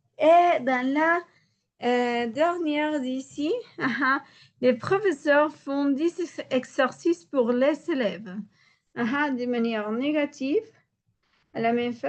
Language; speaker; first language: French; non-native, learner; Spanish